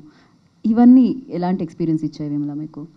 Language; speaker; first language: Telugu; native; Telugu